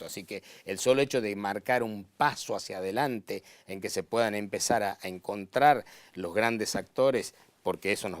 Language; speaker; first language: Spanish; native; Spanish